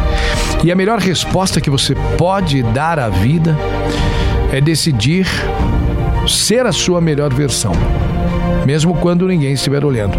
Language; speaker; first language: Portuguese; native; Portuguese